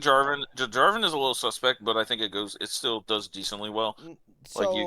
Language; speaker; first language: English; native; English